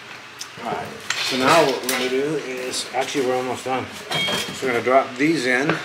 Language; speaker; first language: English; native; English